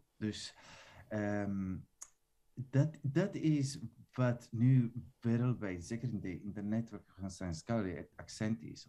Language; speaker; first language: Dutch; non-native, fluent; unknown